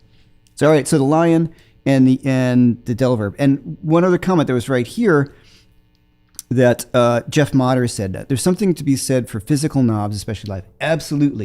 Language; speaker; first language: English; native; English